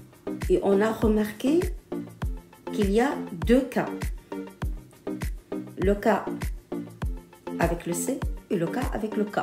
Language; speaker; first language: French; non-native, local second language; Arabic